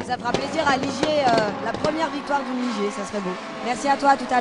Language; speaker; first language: French; native; French